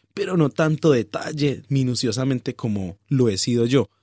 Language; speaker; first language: Spanish; native; Spanish